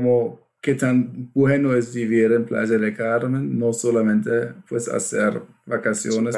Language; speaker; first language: Spanish; non-native, fluent; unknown